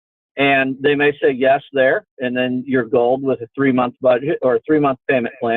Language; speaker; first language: English; native; English